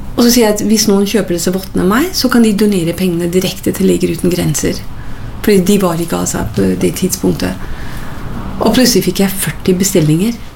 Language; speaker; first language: Norwegian; non-native, fluent; English